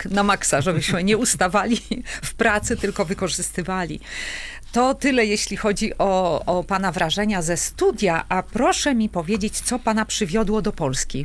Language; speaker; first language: Polish; native; Polish